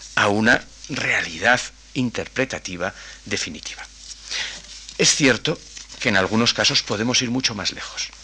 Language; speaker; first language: Spanish; native; Spanish